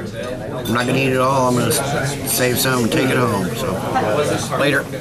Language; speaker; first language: English; native; English